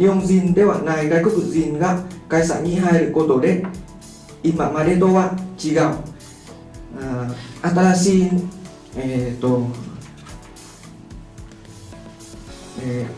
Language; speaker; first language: Japanese; non-native, fluent; Vietnamese